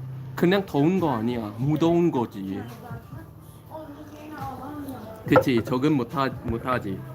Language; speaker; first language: Korean; non-native, fluent; English